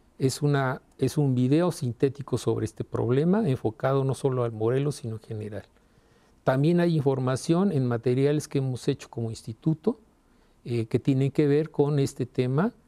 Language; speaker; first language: Spanish; native; Spanish